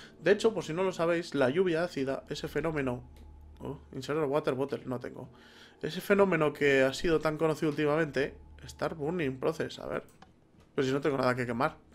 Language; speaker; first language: Spanish; native; Spanish